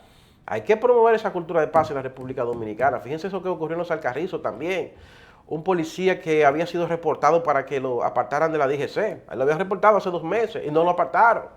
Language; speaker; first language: Spanish; native; Spanish